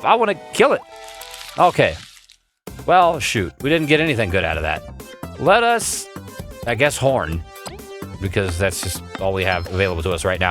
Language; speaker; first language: English; native; English